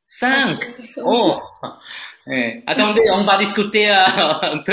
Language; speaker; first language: French; non-native, learner; Vietnamese